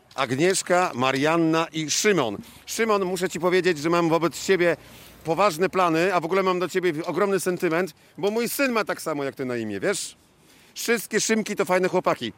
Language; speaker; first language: Polish; native; Polish